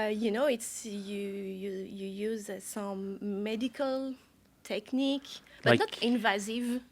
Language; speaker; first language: English; non-native, learner; French